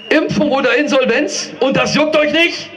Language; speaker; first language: German; native; German